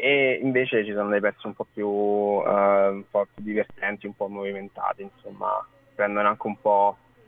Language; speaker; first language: Italian; native; Italian